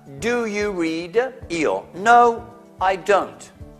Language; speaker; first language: English; native; English